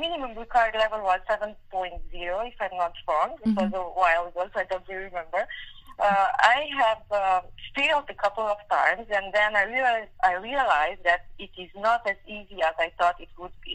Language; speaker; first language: English; non-native, fluent; Hungarian